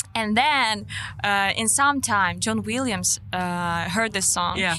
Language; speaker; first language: English; non-native, fluent; Ukrainian